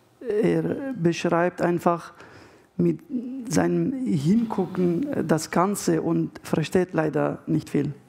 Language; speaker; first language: German; non-native, fluent; Arabic